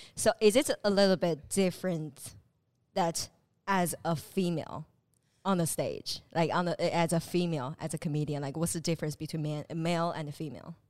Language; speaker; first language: English; non-native, fluent; Chinese